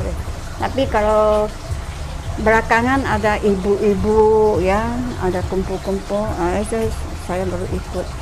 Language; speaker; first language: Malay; non-native, local second language; Min Nan Chinese